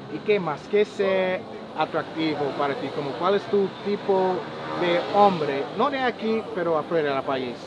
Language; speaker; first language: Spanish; non-native, learner; English